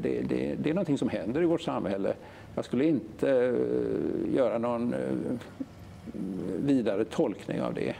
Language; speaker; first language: Swedish; native; Swedish